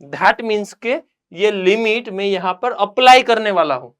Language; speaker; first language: Hindi; non-native, local second language; Gujarati